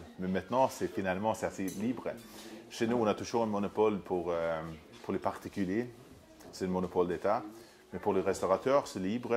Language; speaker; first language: French; non-native, fluent; Swedish